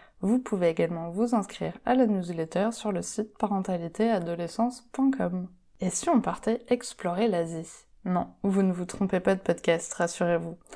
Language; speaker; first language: French; native; French